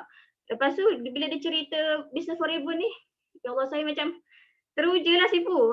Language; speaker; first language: Malay; native; Malay